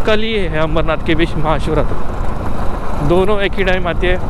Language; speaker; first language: Hindi; non-native, local second language; Marathi